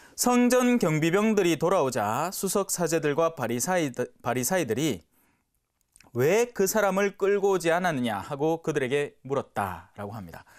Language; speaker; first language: Korean; native; Korean